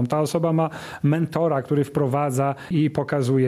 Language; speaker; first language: Polish; native; Polish